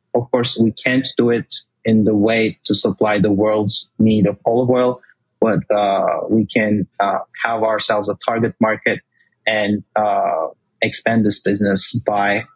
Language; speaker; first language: English; non-native, fluent; Turkish